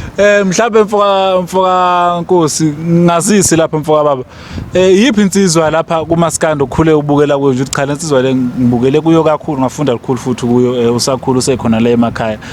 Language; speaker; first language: Zulu; native; Zulu